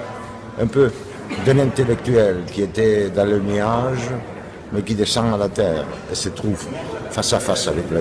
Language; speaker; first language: French; non-native, fluent; Spanish